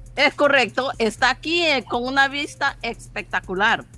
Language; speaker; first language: Spanish; native; Spanish